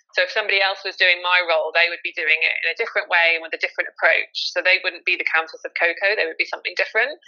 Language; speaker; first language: English; native; English